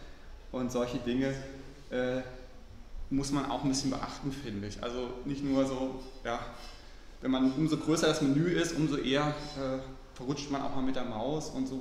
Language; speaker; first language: German; native; German